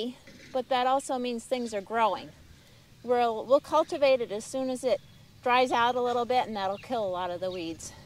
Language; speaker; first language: English; native; English